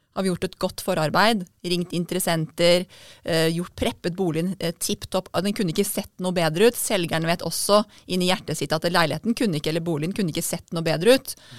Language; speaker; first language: Norwegian; native; Norwegian